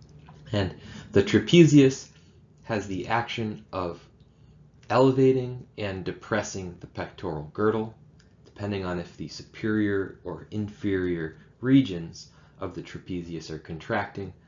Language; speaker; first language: English; native; English